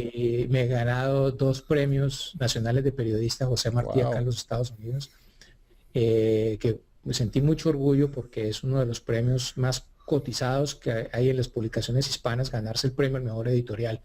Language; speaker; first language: Spanish; native; Spanish